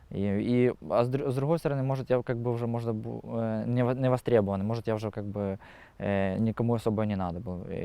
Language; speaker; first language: Ukrainian; native; Ukrainian